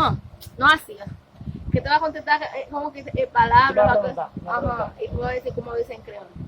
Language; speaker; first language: Spanish; non-native, fluent; Haitian Creole